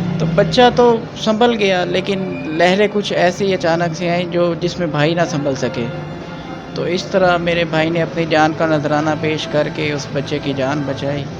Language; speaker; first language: Urdu; non-native, local second language; Punjabi